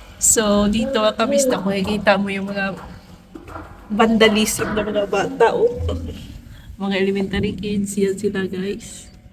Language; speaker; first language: Filipino; non-native, local second language; Cebuano